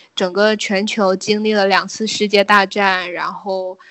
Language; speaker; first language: Chinese; native; Chinese